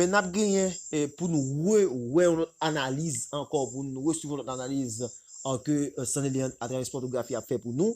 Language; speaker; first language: French; non-native, local second language; Haitian Creole